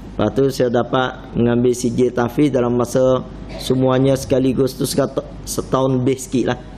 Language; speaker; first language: Malay; non-native, fluent; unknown